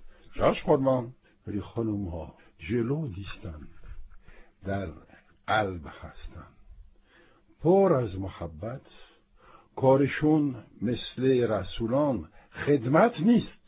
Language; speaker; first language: Persian; non-native, fluent; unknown